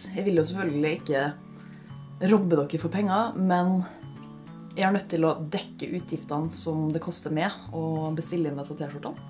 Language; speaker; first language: Norwegian; native; Norwegian